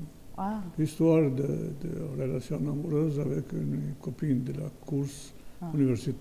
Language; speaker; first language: French; non-native, fluent; Albanian